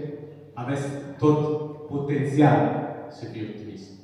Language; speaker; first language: Romanian; non-native, learner; Italian